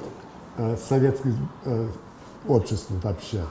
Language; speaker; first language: Russian; non-native, fluent; English